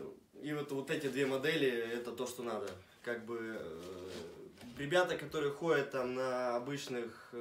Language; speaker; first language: Russian; native; Russian